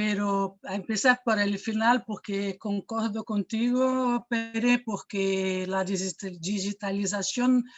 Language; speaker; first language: Spanish; non-native, fluent; Portuguese